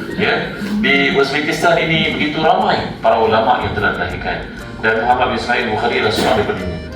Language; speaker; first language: Malay; native; Malay